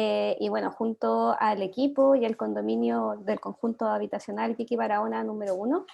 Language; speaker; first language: Spanish; native; Spanish